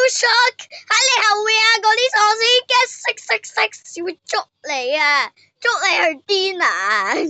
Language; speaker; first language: Chinese; native; Chinese